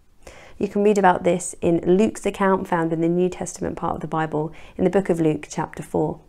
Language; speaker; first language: English; native; English